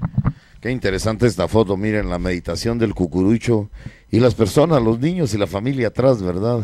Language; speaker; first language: Spanish; native; Spanish